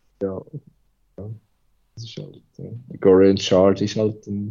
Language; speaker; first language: German; native; German